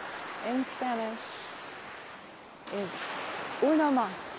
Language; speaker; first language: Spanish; non-native, learner; English